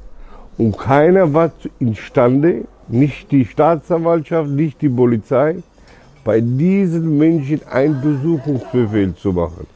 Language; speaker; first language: German; early bilingual, other home language; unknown